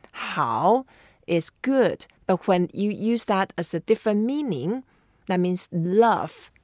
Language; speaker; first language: English; non-native, fluent; Chinese